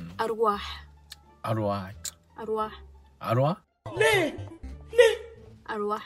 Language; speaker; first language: Korean; non-native, learner; Arabic